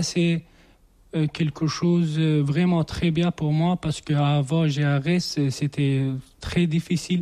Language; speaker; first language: French; non-native, learner; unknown